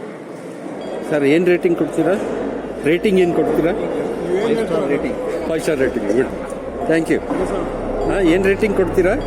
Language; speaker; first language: Kannada; native; Kannada